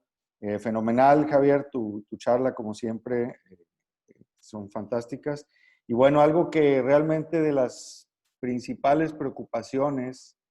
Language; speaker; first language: Spanish; native; Spanish